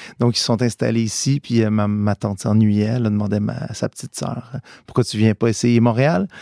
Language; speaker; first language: French; early bilingual, other home language; Italian